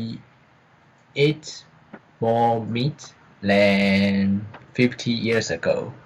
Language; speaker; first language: English; non-native, learner; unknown